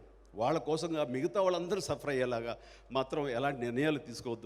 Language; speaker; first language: Telugu; native; Telugu